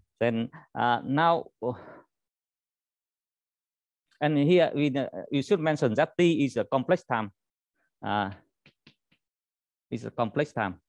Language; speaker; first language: English; non-native, learner; Vietnamese